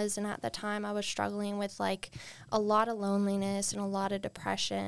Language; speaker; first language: English; native; English